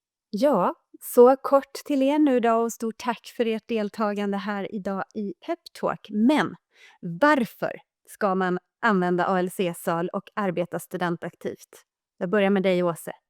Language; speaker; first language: Swedish; native; Swedish